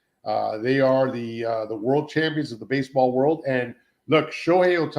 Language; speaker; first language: English; native; English